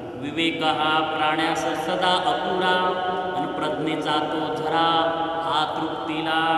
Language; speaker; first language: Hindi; non-native, local second language; Marathi